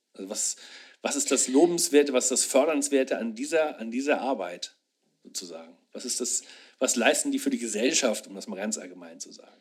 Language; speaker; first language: German; native; German